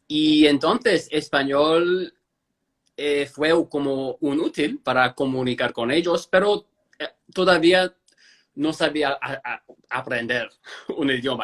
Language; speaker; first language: Spanish; non-native, fluent; English